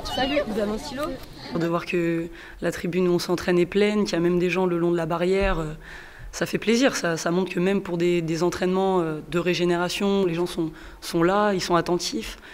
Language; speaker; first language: French; native; French